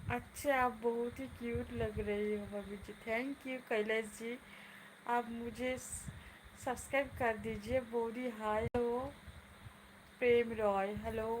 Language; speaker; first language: Hindi; non-native, local second language; Bangla